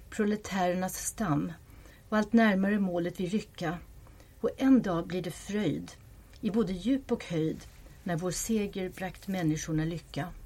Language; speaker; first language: Swedish; non-native, fluent; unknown